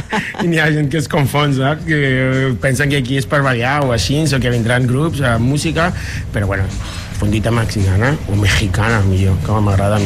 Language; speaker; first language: Catalan; non-native, fluent; Spanish